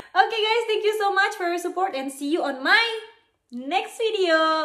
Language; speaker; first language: English; non-native, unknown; Indonesian